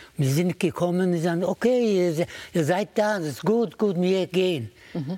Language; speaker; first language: German; native; German